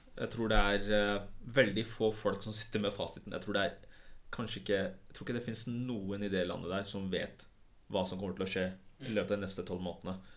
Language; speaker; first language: Norwegian; early bilingual, other home language; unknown